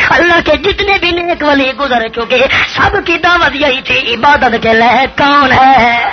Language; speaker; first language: Urdu; non-native, local second language; Pashto